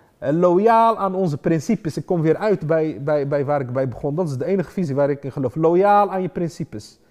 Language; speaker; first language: Dutch; early bilingual, other home language; Arabic